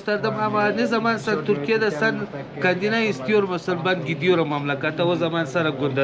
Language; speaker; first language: Turkish; non-native, learner; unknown